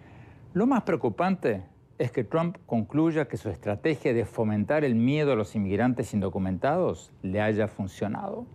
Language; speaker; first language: Spanish; native; Spanish